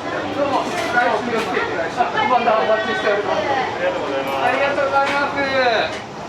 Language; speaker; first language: Japanese; native; Japanese